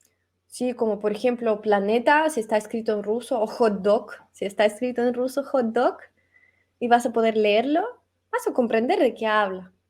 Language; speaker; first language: Spanish; non-native, fluent; Russian